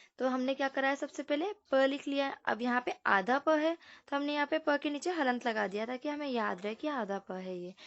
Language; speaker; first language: Hindi; native; Hindi